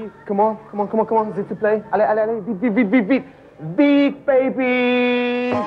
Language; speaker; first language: French; non-native, learner; English